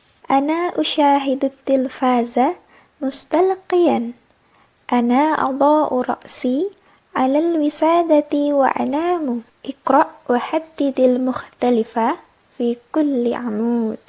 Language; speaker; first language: Arabic; non-native, learner; Indonesian